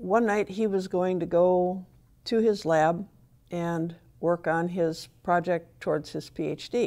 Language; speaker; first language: English; native; English